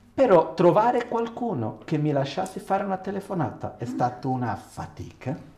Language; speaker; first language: Italian; non-native, fluent; Portuguese